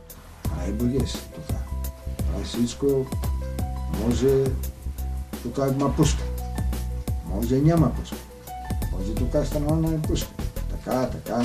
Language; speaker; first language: Bulgarian; non-native, learner; Greek